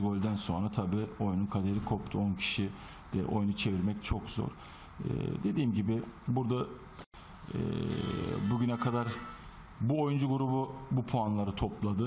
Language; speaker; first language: Turkish; native; Turkish